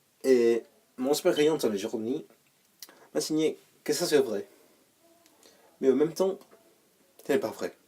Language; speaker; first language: French; non-native, learner; English